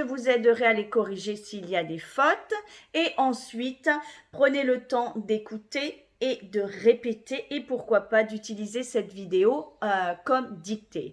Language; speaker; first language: French; native; French